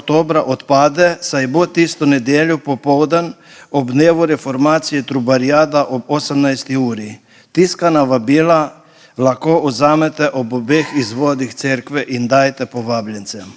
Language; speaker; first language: Slovenian; native; Slovenian